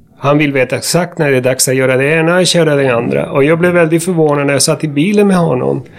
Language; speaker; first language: Swedish; non-native, fluent; Spanish